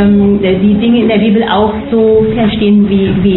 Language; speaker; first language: German; non-native, fluent; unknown